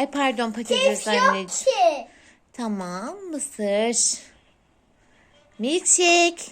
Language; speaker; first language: Turkish; native; Turkish